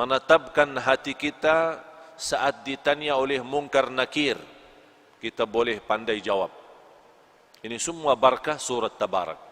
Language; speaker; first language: Indonesian; non-native, fluent; Arabic